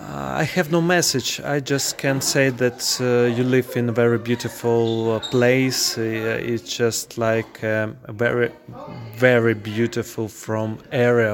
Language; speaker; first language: English; non-native, learner; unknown